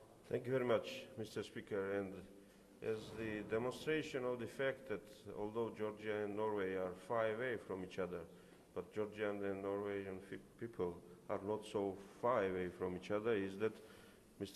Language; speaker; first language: English; non-native, fluent; Georgian